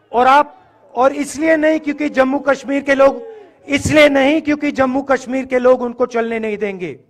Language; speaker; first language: Hindi; native; Hindi